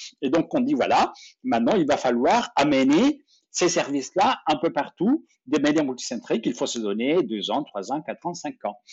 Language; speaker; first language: French; non-native, fluent; Spanish